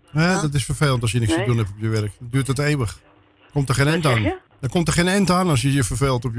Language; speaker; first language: Dutch; native; Dutch